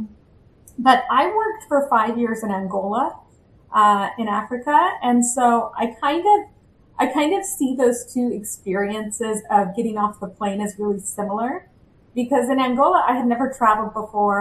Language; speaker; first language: English; native; English